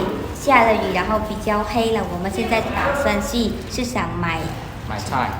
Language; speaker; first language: Chinese; non-native, learner; Vietnamese